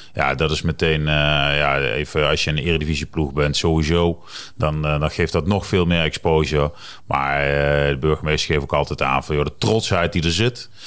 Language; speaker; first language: Dutch; native; Dutch